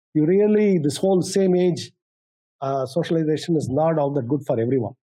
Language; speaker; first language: English; non-native, local second language; Tamil